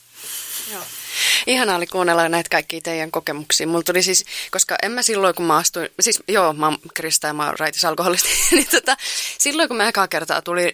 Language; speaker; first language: Finnish; native; Finnish